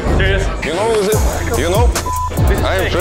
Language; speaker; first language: English; non-native, learner; Russian